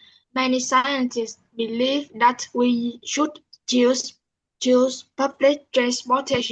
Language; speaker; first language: English; non-native, learner; Vietnamese